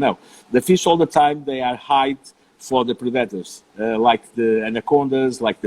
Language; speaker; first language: English; non-native, learner; Portuguese